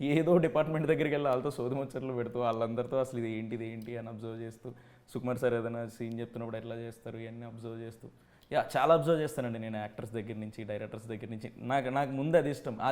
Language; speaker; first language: Telugu; native; Telugu